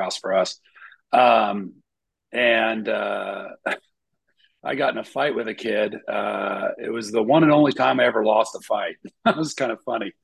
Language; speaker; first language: English; native; English